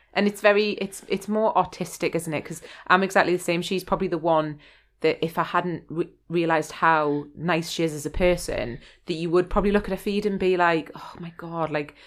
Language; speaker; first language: English; native; English